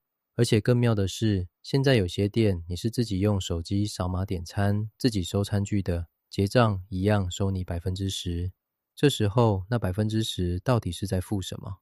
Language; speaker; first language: Chinese; native; Chinese